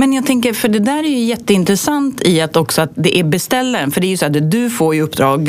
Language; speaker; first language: Swedish; native; Swedish